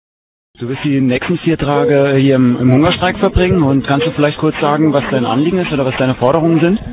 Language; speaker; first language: German; native; German